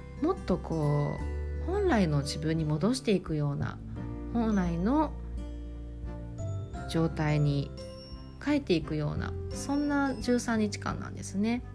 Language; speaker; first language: Japanese; native; Japanese